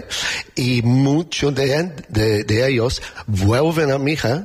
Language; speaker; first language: Spanish; non-native, learner; English